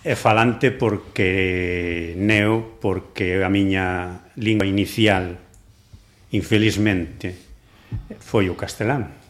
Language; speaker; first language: Galician; non-native, local second language; Spanish